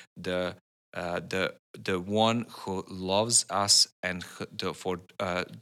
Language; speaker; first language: English; non-native, learner; Serbian